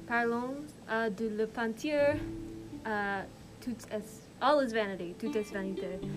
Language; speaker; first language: French; non-native, learner; English